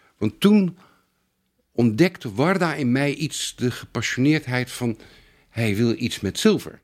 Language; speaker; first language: Dutch; native; Dutch